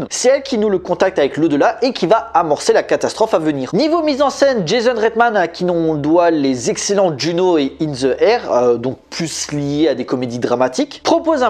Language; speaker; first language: French; native; French